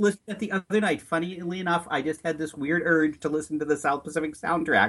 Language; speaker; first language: English; native; English